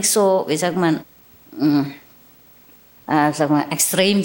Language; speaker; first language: German; non-native, learner; Vietnamese